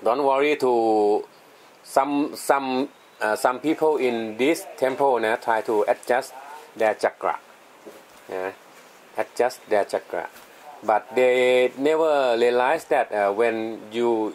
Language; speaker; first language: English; non-native, learner; Thai